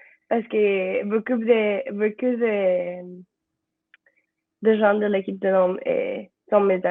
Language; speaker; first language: French; non-native, learner; Spanish